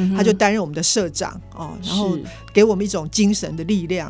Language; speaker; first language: Chinese; non-native, local second language; Min Nan Chinese